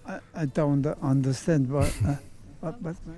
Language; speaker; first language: English; non-native, learner; German